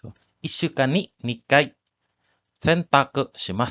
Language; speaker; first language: Japanese; non-native, learner; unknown